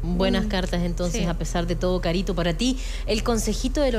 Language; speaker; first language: Spanish; native; Spanish